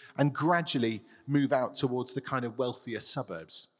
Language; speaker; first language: English; native; English